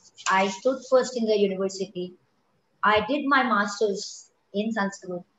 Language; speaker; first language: English; non-native, local second language; Kachhi